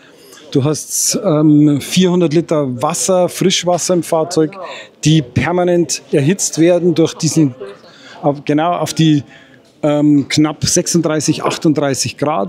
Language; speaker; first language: German; native; German